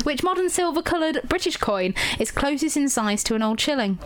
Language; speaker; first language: English; native; English